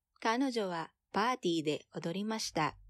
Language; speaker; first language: Japanese; non-native, fluent; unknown